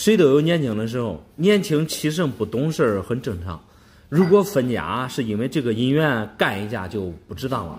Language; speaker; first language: Chinese; native; Chinese